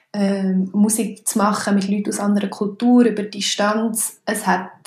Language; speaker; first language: German; native; German